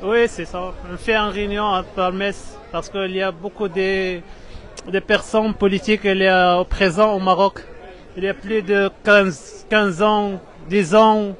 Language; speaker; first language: French; non-native, learner; Arabic